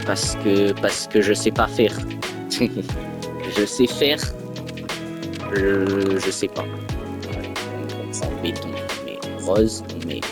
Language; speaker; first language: French; native; French